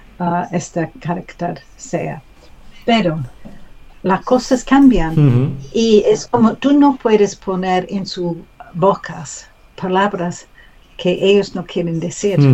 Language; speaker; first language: Spanish; non-native, learner; English